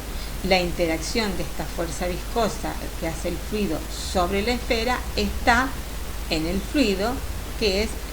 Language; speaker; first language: Spanish; native; Spanish